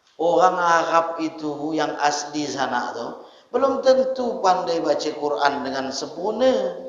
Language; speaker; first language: Malay; native; Malay